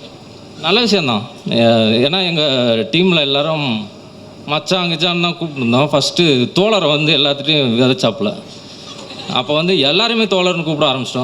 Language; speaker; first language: Tamil; native; Tamil